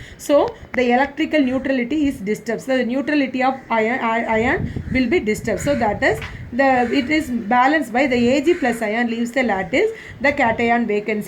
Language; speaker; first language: English; non-native, local second language; Tamil